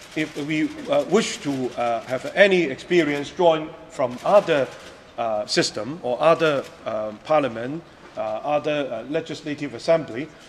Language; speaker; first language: English; non-native, local second language; Cantonese